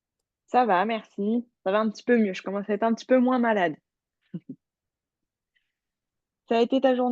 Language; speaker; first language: French; native; French